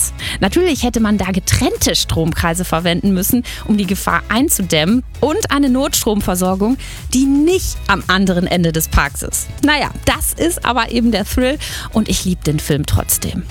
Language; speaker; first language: German; native; German